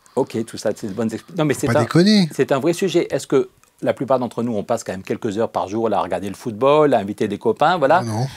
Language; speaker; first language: French; native; French